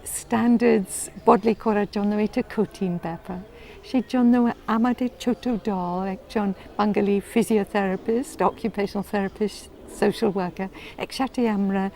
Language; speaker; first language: Bangla; non-native, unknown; English